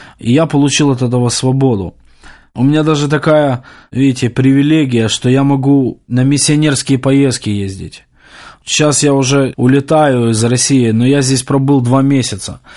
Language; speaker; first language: Russian; native; Russian